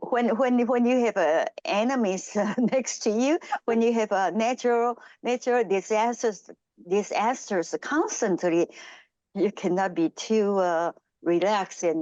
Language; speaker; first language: English; non-native, fluent; Japanese